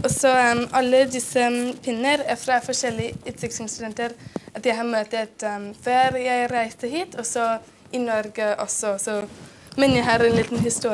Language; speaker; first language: Norwegian; non-native, fluent; English